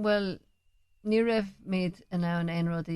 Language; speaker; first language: Irish; non-native, local second language; English